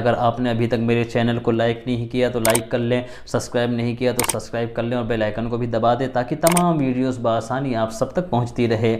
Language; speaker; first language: Urdu; native; Urdu